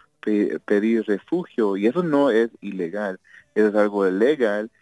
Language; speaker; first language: Spanish; early bilingual, heritage; Spanish